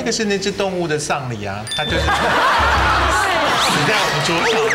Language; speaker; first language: Chinese; native; Chinese